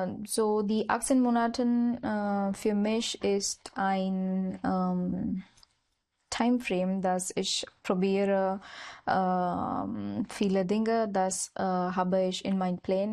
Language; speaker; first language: German; non-native, learner; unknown